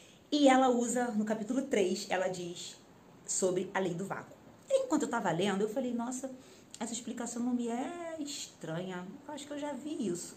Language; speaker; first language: Portuguese; native; Portuguese